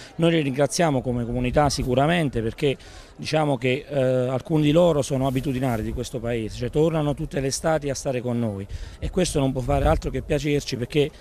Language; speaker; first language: Italian; native; Italian